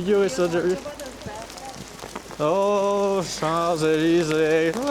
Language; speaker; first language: French; native; French